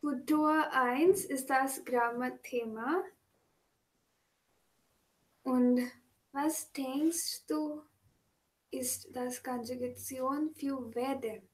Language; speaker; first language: German; non-native, learner; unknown